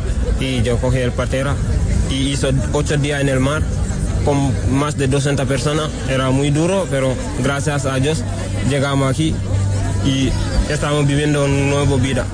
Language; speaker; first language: Spanish; non-native, learner; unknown